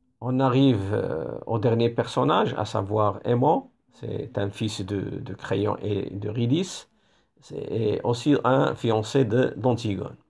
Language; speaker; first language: French; non-native, local second language; Arabic